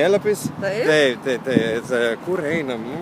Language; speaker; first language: Lithuanian; non-native, learner; Italian